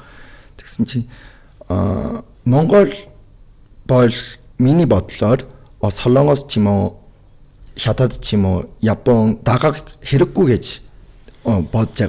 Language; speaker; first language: Mongolian; non-native, fluent; Korean